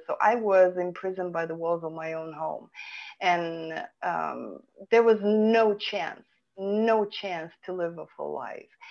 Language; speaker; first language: English; non-native, fluent; Lithuanian